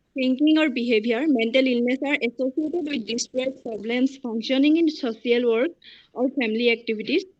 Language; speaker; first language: English; non-native, local second language; Assamese